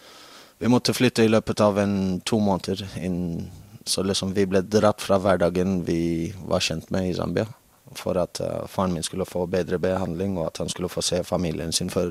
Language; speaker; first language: Norwegian; non-native, fluent; English